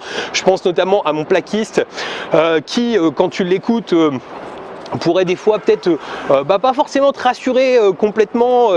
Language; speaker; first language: French; native; French